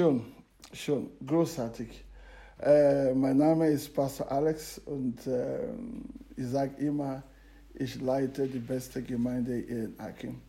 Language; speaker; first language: German; non-native, learner; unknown